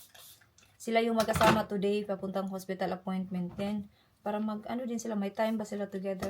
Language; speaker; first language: Filipino; native; Filipino